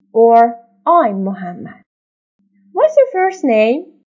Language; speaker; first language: English; non-native, fluent; Persian